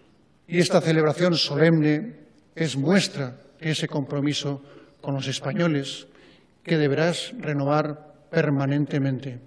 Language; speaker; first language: Spanish; native; Spanish